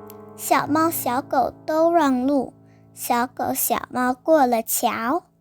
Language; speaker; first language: Chinese; non-native, learner; Vietnamese